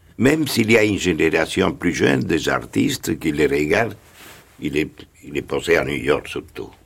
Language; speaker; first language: French; non-native, fluent; Spanish